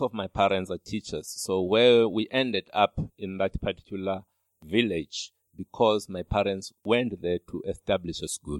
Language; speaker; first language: English; non-native, local second language; Xhosa